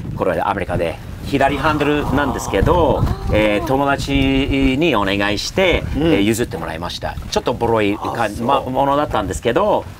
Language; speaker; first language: Japanese; non-native, fluent; English